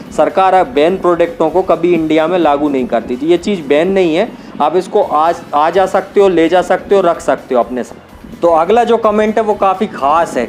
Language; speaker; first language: Hindi; native; Hindi